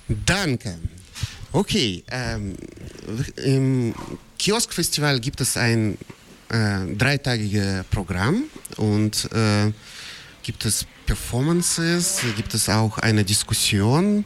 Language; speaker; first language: German; non-native, fluent; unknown